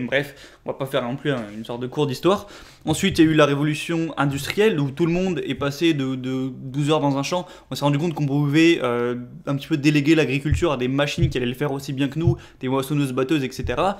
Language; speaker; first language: French; native; French